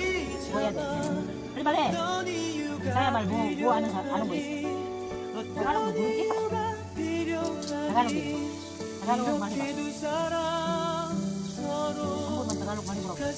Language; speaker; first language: Korean; non-native, learner; Cebuano